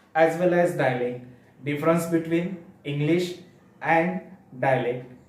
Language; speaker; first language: English; non-native, local second language; Marathi